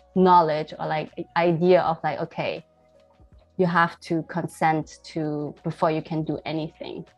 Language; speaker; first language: English; early bilingual, heritage; Chinese